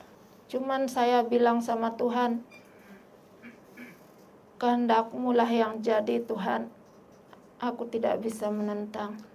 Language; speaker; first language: Indonesian; non-native, local second language; Sasak